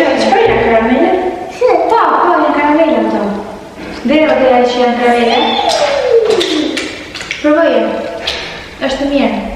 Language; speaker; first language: Albanian; early bilingual, heritage; Albanian